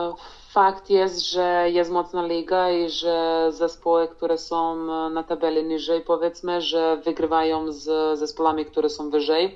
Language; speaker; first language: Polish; non-native, fluent; Serbian